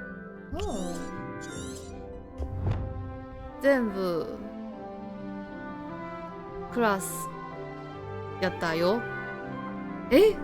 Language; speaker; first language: Japanese; non-native, learner; Chinese